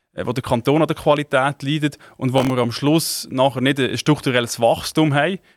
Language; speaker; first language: German; native; German